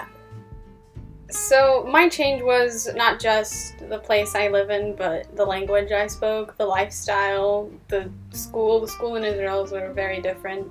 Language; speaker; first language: English; early bilingual, other home language; Hebrew